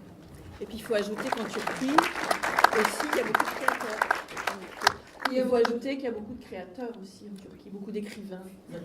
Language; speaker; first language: French; native; French